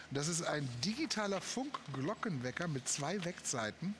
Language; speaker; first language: German; native; German